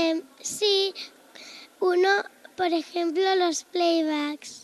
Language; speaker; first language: Spanish; non-native, local second language; Catalan